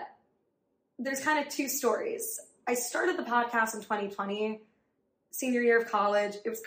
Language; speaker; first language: English; native; English